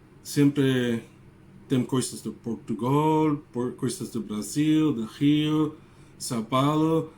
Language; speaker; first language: Portuguese; non-native, learner; English